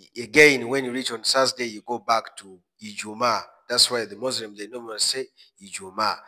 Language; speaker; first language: English; non-native, local second language; Swahili